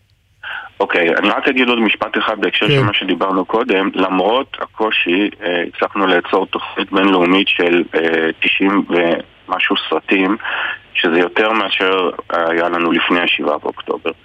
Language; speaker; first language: Hebrew; native; Hebrew